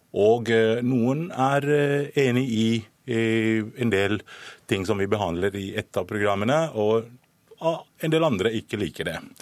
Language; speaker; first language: Norwegian; non-native, fluent; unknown